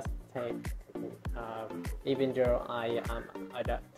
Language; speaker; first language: English; non-native, learner; Vietnamese